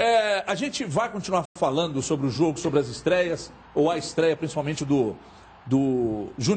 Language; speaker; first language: Portuguese; native; Portuguese